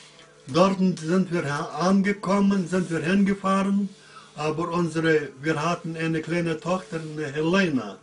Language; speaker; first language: German; early bilingual, heritage; German